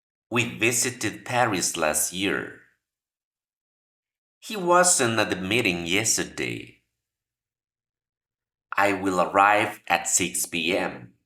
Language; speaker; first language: English; non-native, fluent; Spanish